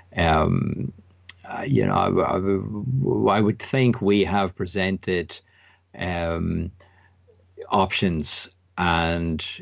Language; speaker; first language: English; native; English